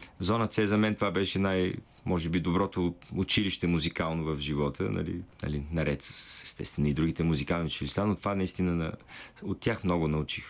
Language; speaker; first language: Bulgarian; native; Bulgarian